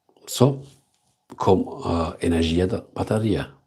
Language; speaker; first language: Portuguese; non-native, learner; German